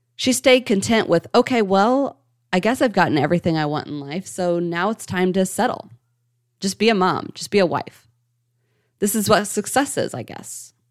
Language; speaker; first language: English; native; English